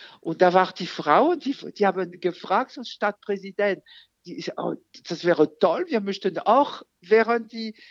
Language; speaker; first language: German; non-native, fluent; French